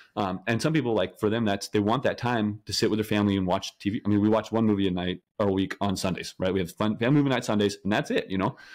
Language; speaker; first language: English; native; English